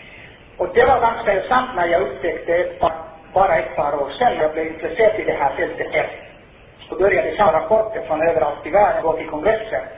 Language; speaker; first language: Swedish; non-native, fluent; Finnish